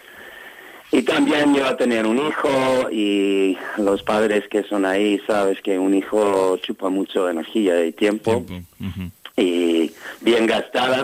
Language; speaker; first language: Spanish; non-native, learner; English